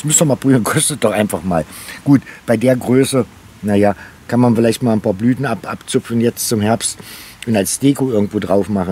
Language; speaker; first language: German; native; German